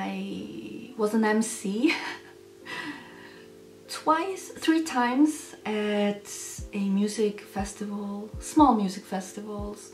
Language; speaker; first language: English; non-native, fluent; German